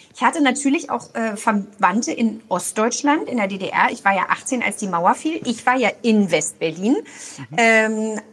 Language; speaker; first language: German; native; German